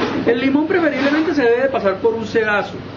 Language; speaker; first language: Spanish; native; Spanish